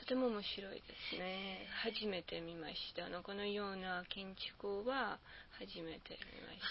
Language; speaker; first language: Japanese; non-native, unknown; Georgian